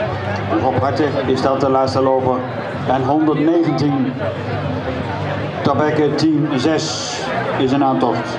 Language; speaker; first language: Dutch; native; Dutch